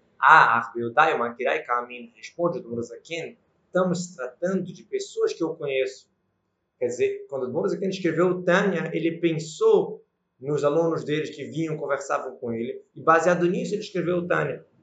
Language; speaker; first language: Portuguese; native; Portuguese